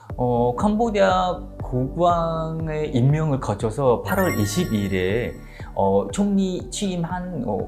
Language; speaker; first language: Korean; non-native, fluent; Khmer